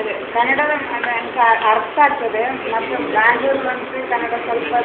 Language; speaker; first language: Kannada; non-native, local second language; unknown